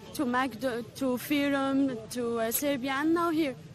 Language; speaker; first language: English; non-native, fluent; Arabic